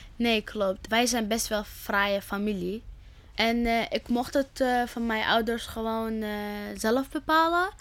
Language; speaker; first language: Dutch; early bilingual, other home language; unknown